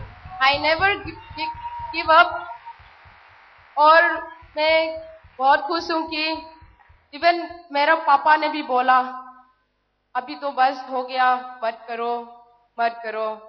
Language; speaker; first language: Hindi; non-native, local second language; Manipuri